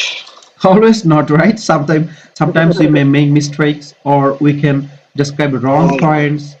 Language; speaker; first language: English; non-native, fluent; Bangla